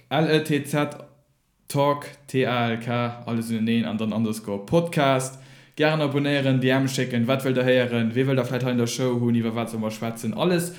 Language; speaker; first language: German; non-native, local second language; Luxembourgish